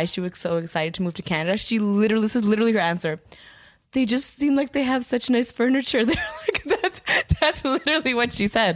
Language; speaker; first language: English; native; English